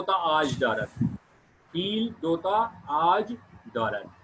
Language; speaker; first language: Persian; non-native, fluent; Urdu